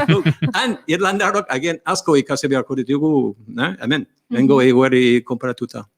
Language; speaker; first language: Basque; non-native, learner; English